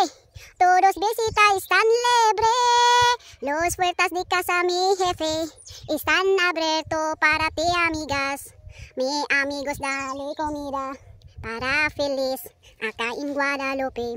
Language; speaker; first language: Spanish; non-native, learner; Cebuano